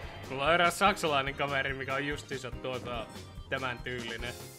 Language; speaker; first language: Finnish; native; Finnish